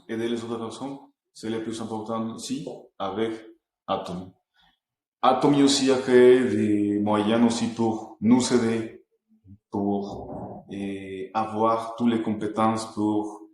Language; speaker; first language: French; non-native, fluent; Spanish